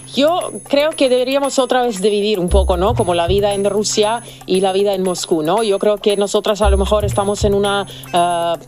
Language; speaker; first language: Spanish; non-native, fluent; Serbian